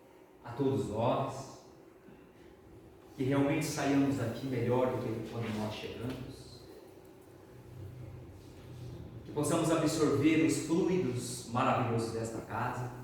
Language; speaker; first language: Portuguese; native; Portuguese